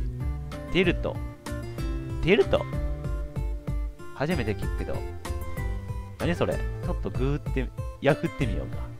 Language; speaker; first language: Japanese; native; Japanese